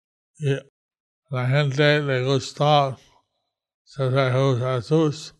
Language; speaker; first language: Spanish; non-native, learner; English